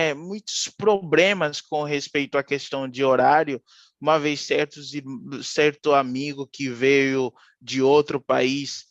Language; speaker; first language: Portuguese; non-native, fluent; Haitian Creole